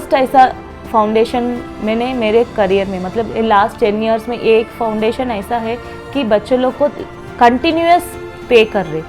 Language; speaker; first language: Hindi; non-native, local second language; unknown